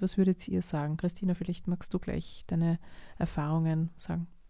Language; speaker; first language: German; native; German